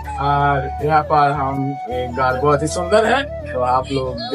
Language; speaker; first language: Hindi; non-native, learner; Bangla